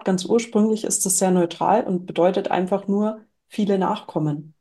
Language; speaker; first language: German; native; German